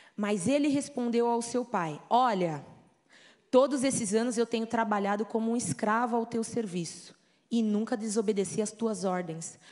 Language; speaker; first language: Portuguese; native; Portuguese